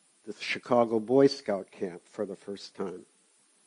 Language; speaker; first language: English; native; English